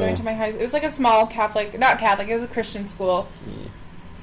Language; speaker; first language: English; native; English